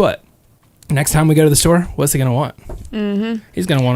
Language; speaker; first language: English; native; English